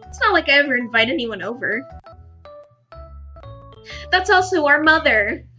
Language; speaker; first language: English; native; English